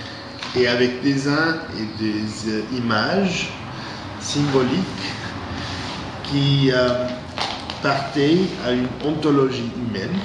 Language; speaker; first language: French; non-native, fluent; English